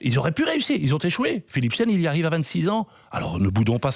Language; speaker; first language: French; native; French